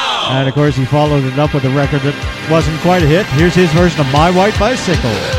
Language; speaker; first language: English; native; English